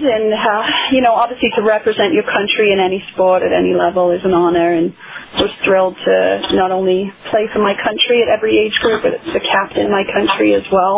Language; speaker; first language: English; native; English